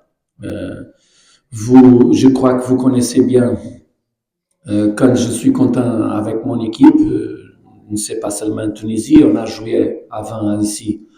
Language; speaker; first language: French; non-native, learner; Portuguese